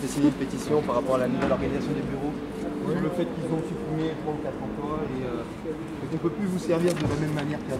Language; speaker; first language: French; native; French